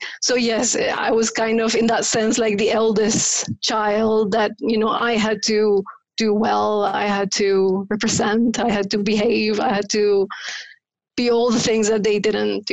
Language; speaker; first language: English; non-native, fluent; Spanish